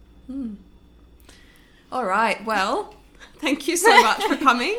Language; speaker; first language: English; non-native, fluent; Finnish